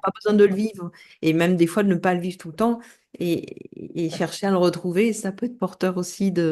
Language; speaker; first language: French; native; French